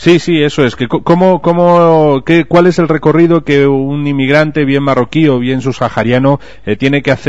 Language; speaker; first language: Spanish; native; Spanish